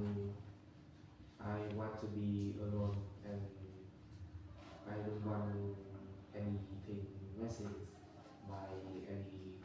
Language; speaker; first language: English; non-native, learner; Vietnamese